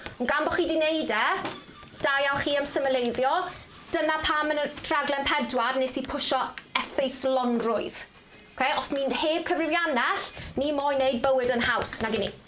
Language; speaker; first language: Welsh; native; Welsh